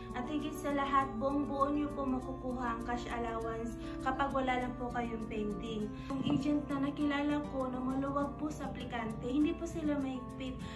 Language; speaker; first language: Filipino; non-native, local second language; Cebuano